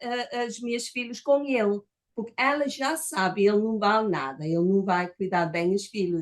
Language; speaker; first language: Portuguese; non-native, fluent; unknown